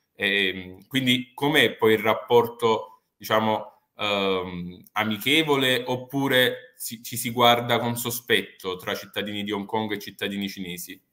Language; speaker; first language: Italian; native; Italian